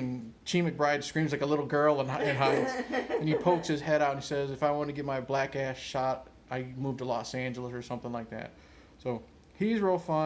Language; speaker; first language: English; native; English